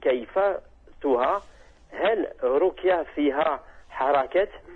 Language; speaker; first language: Arabic; non-native, learner; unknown